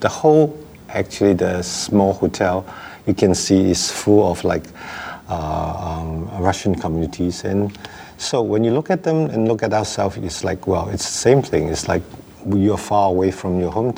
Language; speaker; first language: English; non-native, local second language; Wu Chinese